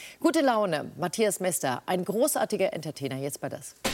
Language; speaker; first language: German; native; German